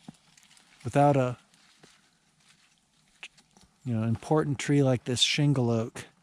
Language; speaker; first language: English; native; English